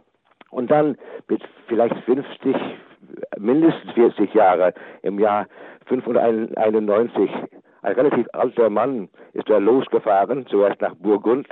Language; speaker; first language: German; non-native, fluent; English